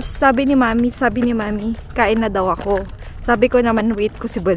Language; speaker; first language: Filipino; native; Filipino